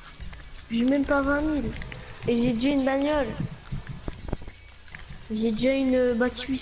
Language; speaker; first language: French; native; French